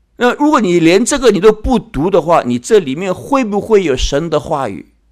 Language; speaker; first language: Chinese; early bilingual, heritage; Chinese